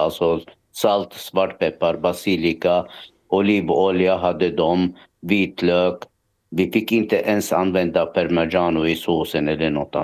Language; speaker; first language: Swedish; non-native, fluent; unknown